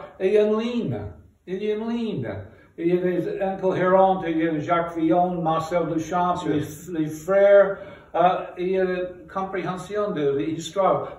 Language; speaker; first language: French; non-native, fluent; English